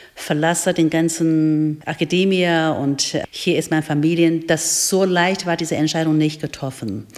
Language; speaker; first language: German; non-native, fluent; Chinese